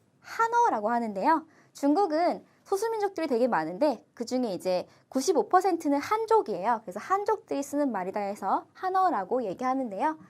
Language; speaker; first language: Korean; native; Korean